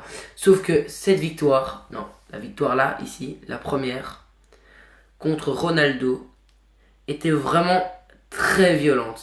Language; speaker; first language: French; native; French